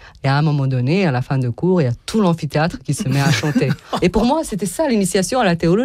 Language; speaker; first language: French; non-native, fluent; Serbian